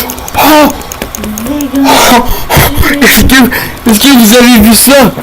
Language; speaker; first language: French; native; French